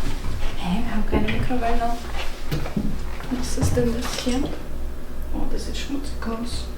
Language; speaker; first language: German; non-native, fluent; Russian